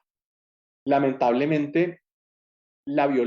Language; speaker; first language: Spanish; native; Spanish